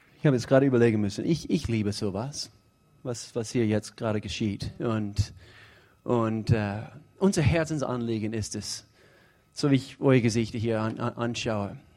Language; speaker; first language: German; non-native, fluent; English